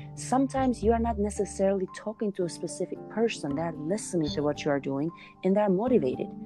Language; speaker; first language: English; non-native, fluent; Albanian